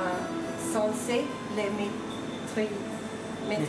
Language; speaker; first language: French; non-native, fluent; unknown